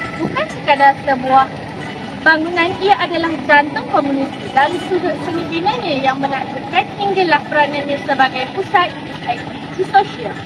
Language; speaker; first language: Malay; native; Malay